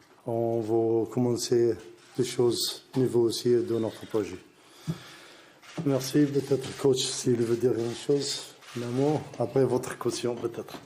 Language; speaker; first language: French; non-native, learner; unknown